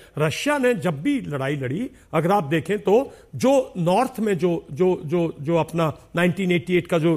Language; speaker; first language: Hindi; native; Hindi